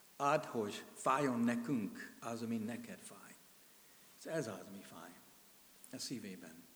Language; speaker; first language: Hungarian; non-native, fluent; English